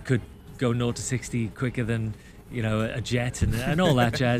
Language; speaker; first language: English; native; English